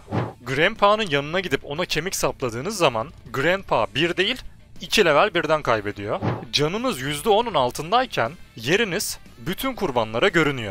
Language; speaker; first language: Turkish; native; Turkish